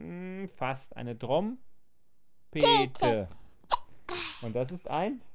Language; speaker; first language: German; native; German